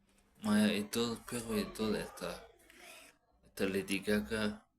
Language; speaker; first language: Russian; non-native, learner; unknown